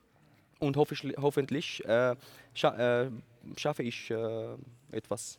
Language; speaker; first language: German; non-native, learner; Arabic